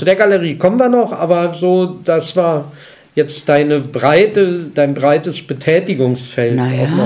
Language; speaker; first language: German; native; German